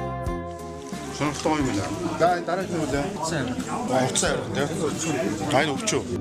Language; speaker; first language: Mongolian; non-native, learner; Ukrainian